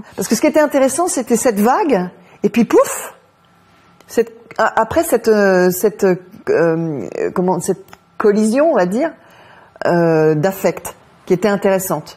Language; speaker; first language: French; native; French